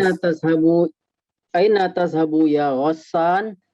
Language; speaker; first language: Arabic; non-native, learner; Indonesian